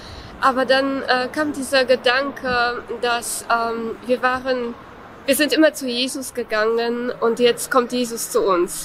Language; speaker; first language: German; non-native, fluent; Polish